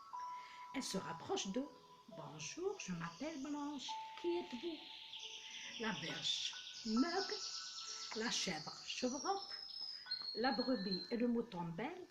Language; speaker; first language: French; non-native, local second language; Arabic